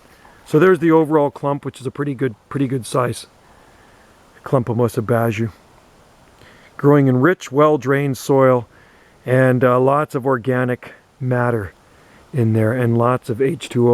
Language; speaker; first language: English; native; English